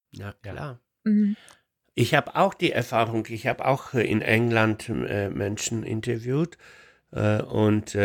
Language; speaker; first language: German; non-native, fluent; Polish